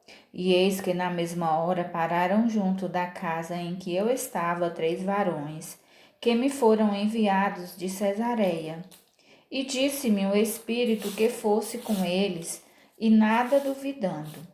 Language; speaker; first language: Portuguese; native; Portuguese